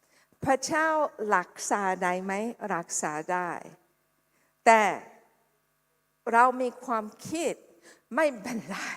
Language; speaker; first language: Thai; non-native, fluent; English